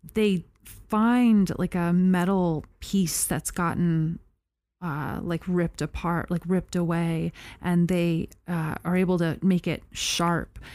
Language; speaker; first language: English; native; English